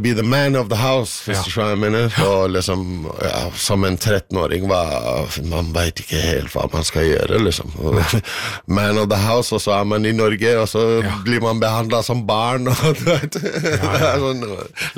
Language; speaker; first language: Norwegian; non-native, fluent; English